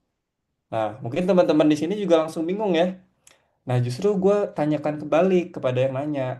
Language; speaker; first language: Indonesian; native; Indonesian